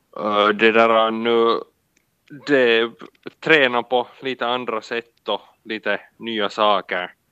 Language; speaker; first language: Swedish; native; Swedish